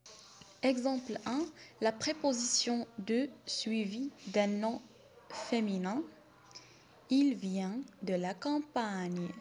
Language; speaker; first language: French; non-native, local second language; Arabic